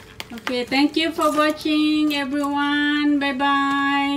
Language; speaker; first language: English; non-native, learner; Thai